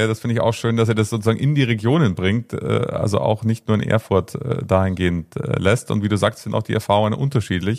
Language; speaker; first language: German; native; German